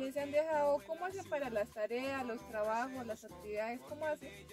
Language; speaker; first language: Spanish; native; Spanish